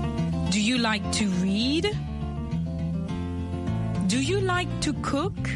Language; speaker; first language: English; non-native, fluent; French